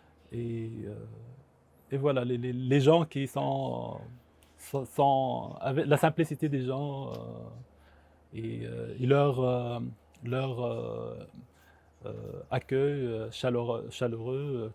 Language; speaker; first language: French; non-native, local second language; Arabic